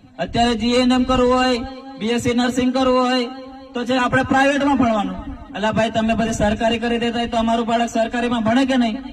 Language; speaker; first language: Gujarati; non-native, local second language; Bhili